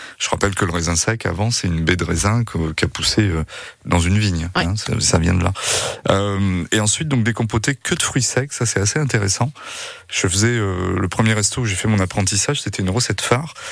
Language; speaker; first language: French; native; French